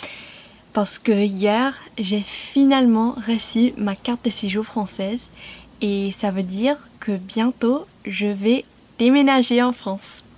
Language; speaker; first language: French; non-native, fluent; English